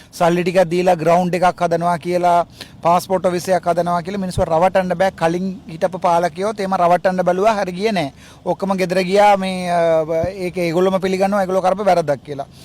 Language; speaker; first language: Sinhala; non-native, local second language; Tamil